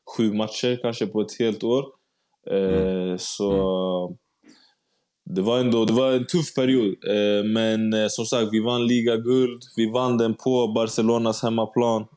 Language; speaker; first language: Swedish; native; Swedish